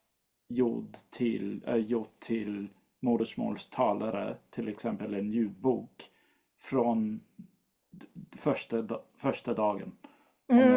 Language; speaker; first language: Swedish; non-native, fluent; English